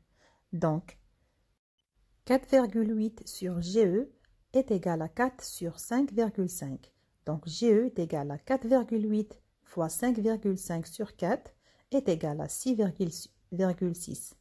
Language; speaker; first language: French; non-native, local second language; Arabic